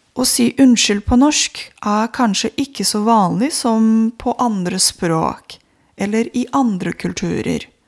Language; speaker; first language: Norwegian; non-native, fluent; Romanian